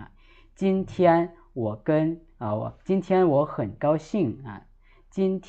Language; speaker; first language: Chinese; non-native, fluent; Lao